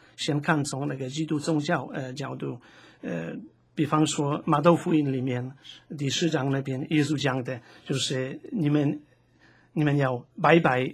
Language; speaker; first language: Chinese; non-native, fluent; Polish